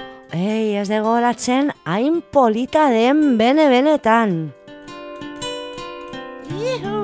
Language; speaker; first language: Basque; non-native, local second language; Spanish